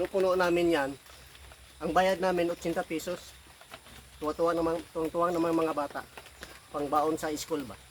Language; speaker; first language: Filipino; non-native, local second language; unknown